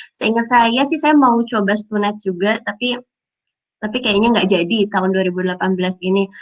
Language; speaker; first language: Indonesian; native; Indonesian